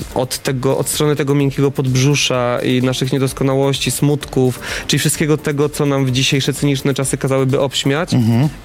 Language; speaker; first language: Polish; native; Polish